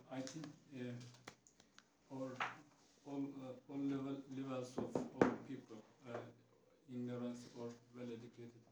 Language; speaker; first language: English; non-native, learner; Turkish